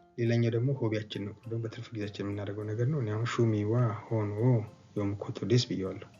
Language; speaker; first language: Amharic; native; Amharic